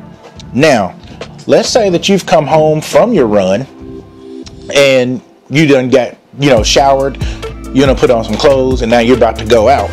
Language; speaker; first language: English; native; English